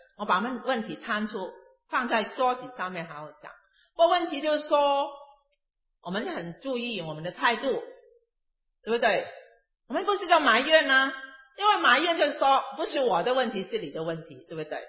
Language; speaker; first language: Chinese; non-native, local second language; Cantonese